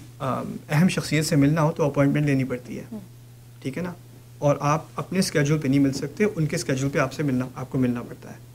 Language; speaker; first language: Urdu; native; Urdu